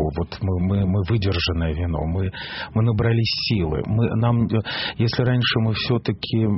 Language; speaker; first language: Russian; native; Russian